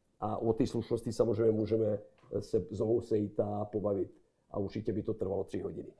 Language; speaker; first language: Czech; non-native, fluent; Serbian